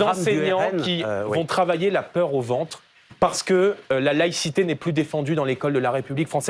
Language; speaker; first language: French; native; French